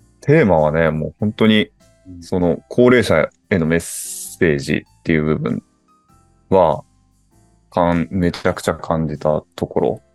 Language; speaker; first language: Japanese; native; Japanese